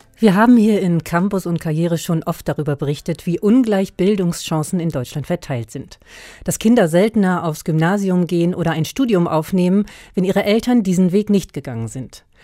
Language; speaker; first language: German; native; German